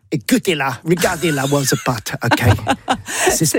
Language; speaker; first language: French; non-native, learner; English